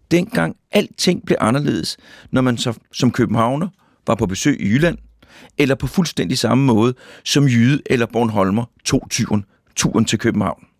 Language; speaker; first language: Danish; native; Danish